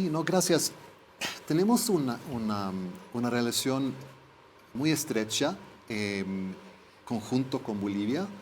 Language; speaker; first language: Spanish; non-native, fluent; Swedish